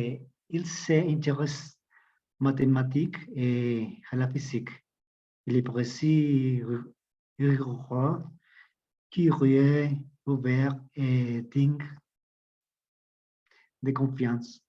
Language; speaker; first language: French; non-native, learner; Spanish